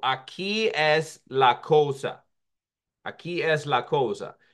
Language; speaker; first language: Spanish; non-native, fluent; English